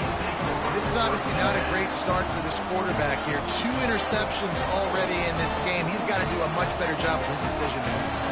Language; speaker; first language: English; native; English